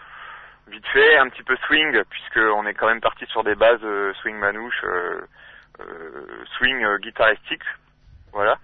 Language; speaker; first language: French; native; French